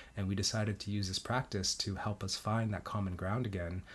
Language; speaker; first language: English; early bilingual, heritage; Spanish